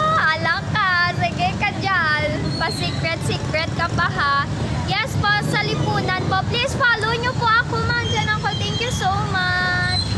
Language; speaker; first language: Filipino; non-native, local second language; Hiligaynon